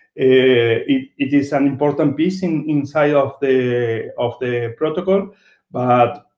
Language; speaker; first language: English; non-native, fluent; Spanish